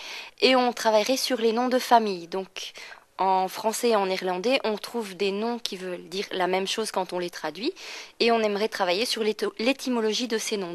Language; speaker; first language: French; native; French